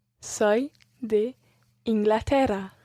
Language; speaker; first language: Spanish; non-native, learner; English